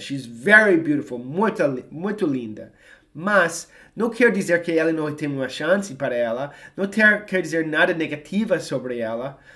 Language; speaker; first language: Portuguese; non-native, fluent; English